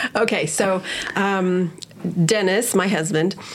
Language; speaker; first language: English; early bilingual, other home language; Spanish